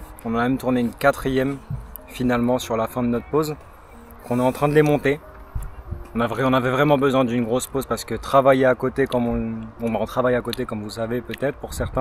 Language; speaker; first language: French; native; French